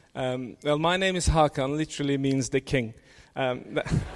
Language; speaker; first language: English; non-native, fluent; Turkish